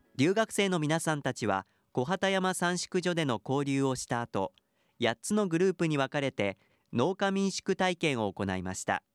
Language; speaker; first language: Japanese; native; Japanese